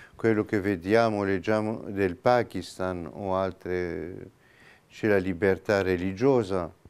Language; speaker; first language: Italian; non-native, fluent; Turkish